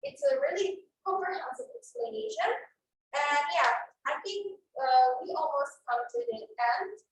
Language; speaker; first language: English; non-native, fluent; Indonesian